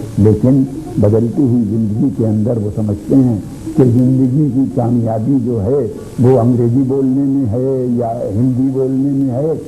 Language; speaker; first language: Urdu; native; Urdu